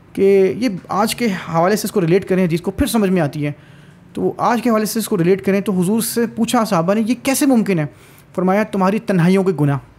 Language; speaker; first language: Urdu; native; Urdu